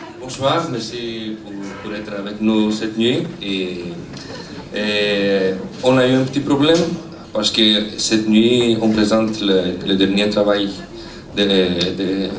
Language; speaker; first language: French; non-native, learner; Greek